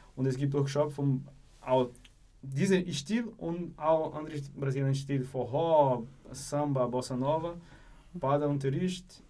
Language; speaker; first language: German; non-native, learner; Portuguese